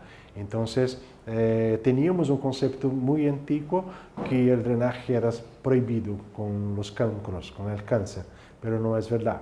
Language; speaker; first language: Spanish; non-native, fluent; Portuguese